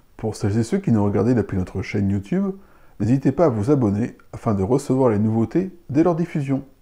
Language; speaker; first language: French; native; French